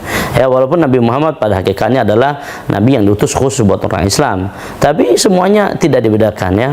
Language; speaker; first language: Indonesian; non-native, local second language; Nias